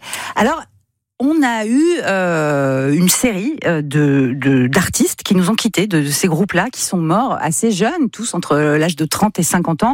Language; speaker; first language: French; native; French